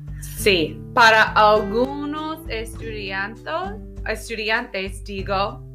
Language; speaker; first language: Spanish; non-native, fluent; English